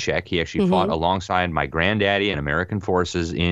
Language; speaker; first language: English; native; English